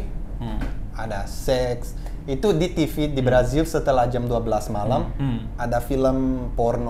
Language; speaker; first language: Indonesian; non-native, fluent; Portuguese